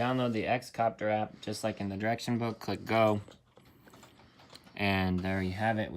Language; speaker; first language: English; native; English